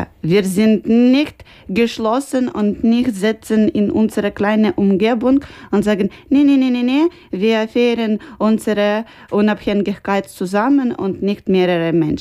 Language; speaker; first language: German; non-native, learner; Ukrainian